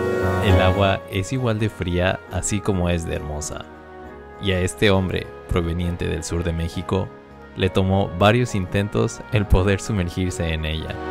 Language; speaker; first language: Spanish; native; Spanish